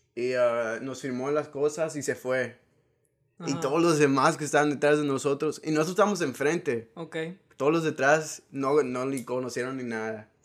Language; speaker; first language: Spanish; early bilingual, heritage; Spanish